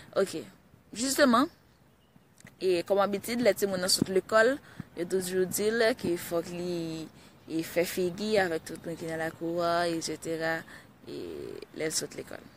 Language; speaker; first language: Haitian Creole; early bilingual, heritage; Haitian Creole